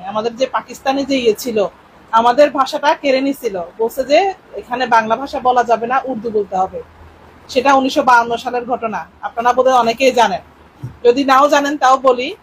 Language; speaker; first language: Bangla; non-native, local second language; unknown